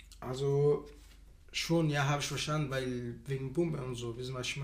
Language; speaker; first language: German; non-native, learner; Arabic